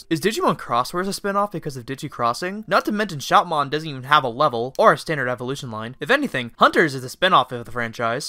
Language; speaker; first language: English; native; English